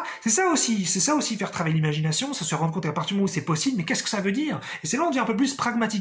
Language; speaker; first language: French; native; French